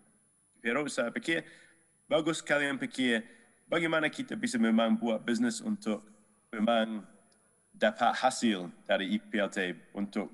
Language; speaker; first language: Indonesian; non-native, fluent; English